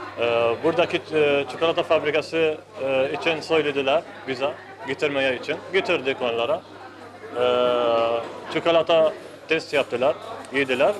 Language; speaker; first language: Turkish; non-native, learner; Arabic